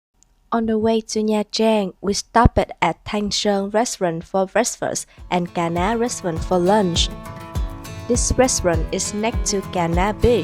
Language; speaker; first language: English; non-native, learner; Vietnamese